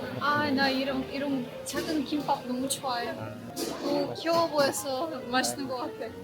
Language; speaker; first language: Korean; non-native, fluent; Russian